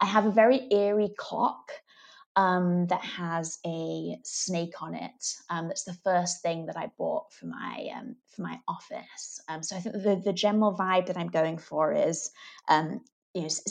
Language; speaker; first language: English; native; English